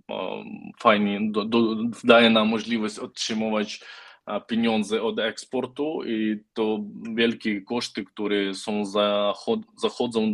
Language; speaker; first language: Polish; non-native, learner; Ukrainian